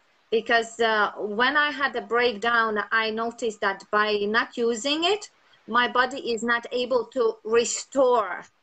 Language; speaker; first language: English; non-native, fluent; Latvian